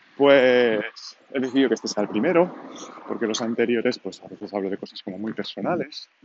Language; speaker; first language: Spanish; non-native, local second language; Catalan